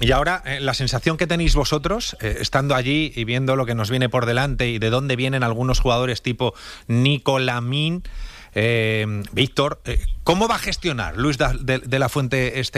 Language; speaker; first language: Spanish; native; Spanish